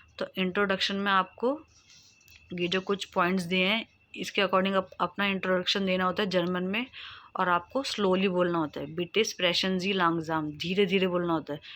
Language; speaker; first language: Hindi; native; Hindi